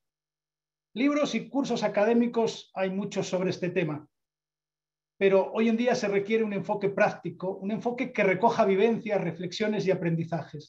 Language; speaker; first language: Spanish; native; Spanish